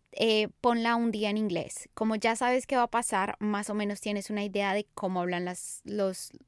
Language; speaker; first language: English; non-native, fluent; Spanish